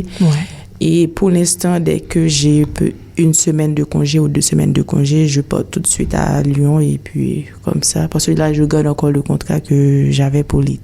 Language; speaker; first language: French; non-native, local second language; Haitian Creole